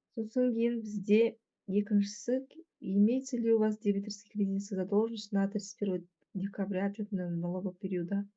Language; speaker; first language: Russian; non-native, local second language; Kazakh